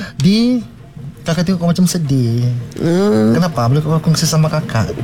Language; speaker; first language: Malay; native; Malay